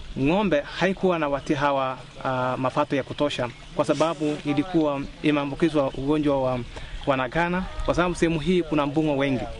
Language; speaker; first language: Swahili; non-native, local second language; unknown